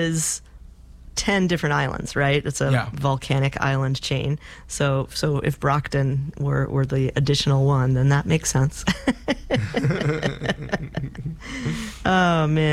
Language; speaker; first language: English; non-native, fluent; Portuguese